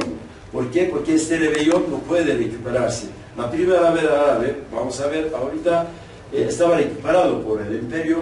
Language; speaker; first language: Spanish; non-native, fluent; Kurdish